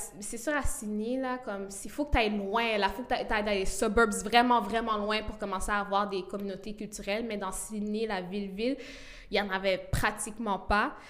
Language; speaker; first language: French; early bilingual, other home language; Rundi